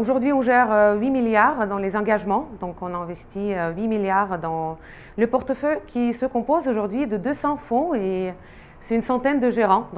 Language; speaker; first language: French; non-native, fluent; Russian